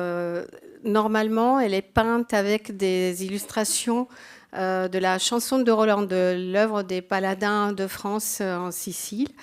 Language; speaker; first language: French; non-native, fluent; Italian